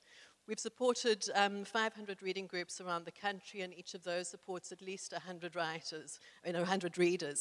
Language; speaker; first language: English; native; English